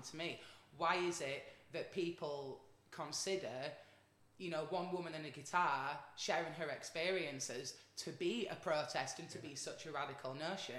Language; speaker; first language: English; native; English